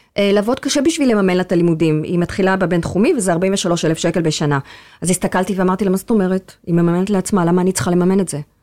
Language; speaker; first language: Hebrew; native; Hebrew